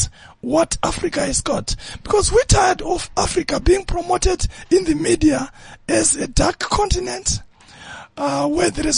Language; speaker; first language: English; non-native, local second language; Shona